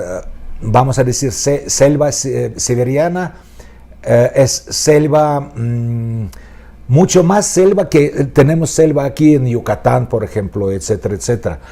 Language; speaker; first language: Spanish; non-native, fluent; Russian